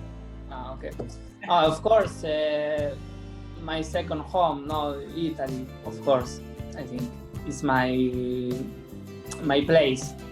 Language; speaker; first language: English; non-native, fluent; Spanish